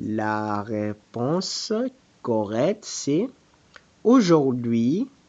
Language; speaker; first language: French; non-native, fluent; Portuguese